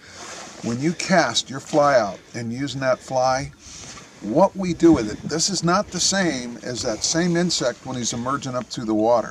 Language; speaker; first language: English; native; English